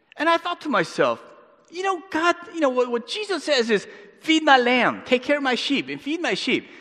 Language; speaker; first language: English; native; English